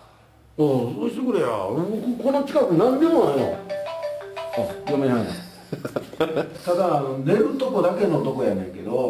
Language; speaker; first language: Japanese; native; Japanese